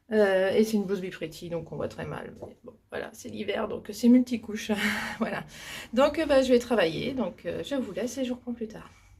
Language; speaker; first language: French; native; French